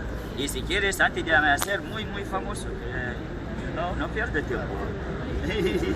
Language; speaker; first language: Spanish; non-native, learner; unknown